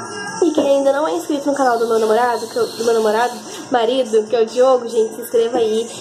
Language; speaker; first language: Portuguese; native; Portuguese